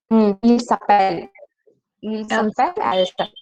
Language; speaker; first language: French; non-native, fluent; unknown